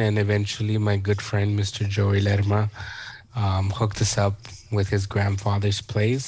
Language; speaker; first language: English; early bilingual, other home language; Spanish